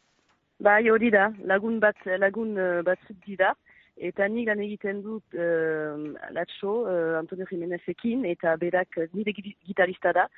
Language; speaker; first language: Basque; non-native, local second language; French